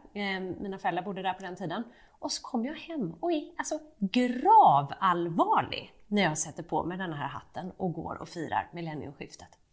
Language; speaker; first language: Swedish; native; Swedish